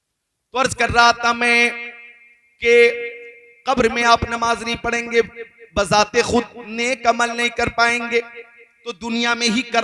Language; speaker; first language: Hindi; native; Hindi